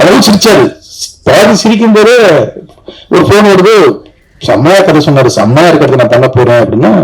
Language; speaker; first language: Tamil; native; Tamil